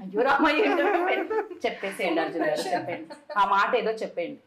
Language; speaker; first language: Telugu; native; Telugu